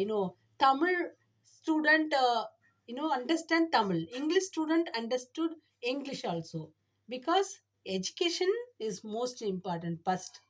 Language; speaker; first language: English; non-native, learner; Tamil